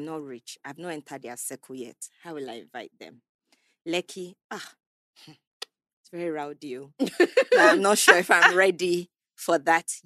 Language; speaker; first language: English; native; English